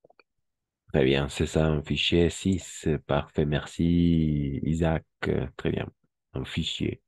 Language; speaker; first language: French; non-native, fluent; Spanish